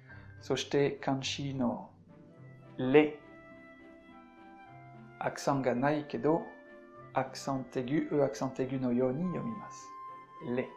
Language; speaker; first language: Japanese; non-native, fluent; French